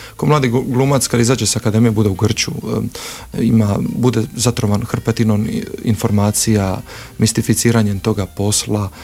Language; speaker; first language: Croatian; native; Croatian